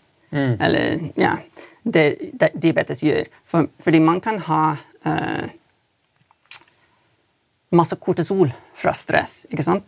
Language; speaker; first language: Swedish; non-native, learner; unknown